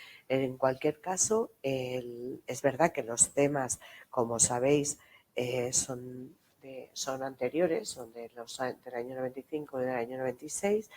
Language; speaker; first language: Spanish; native; Spanish